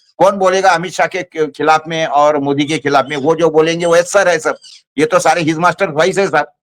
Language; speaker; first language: Hindi; non-native, local second language; Marathi